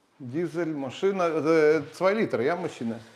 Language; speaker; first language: German; non-native, learner; Ukrainian